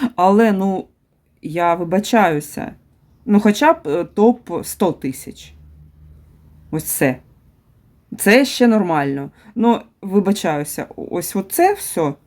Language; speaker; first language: Ukrainian; native; Ukrainian